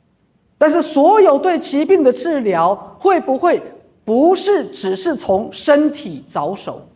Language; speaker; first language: Chinese; native; Chinese